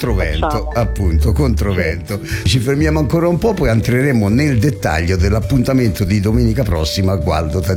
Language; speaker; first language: Italian; native; Italian